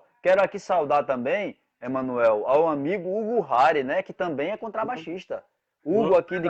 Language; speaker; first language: Portuguese; native; Portuguese